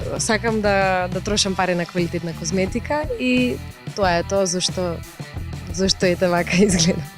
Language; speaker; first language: Macedonian; early bilingual, other home language; Russian